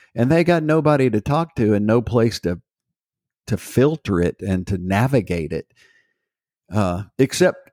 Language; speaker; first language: English; native; English